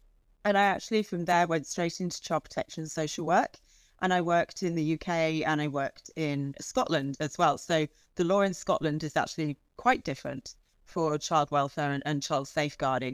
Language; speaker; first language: English; native; English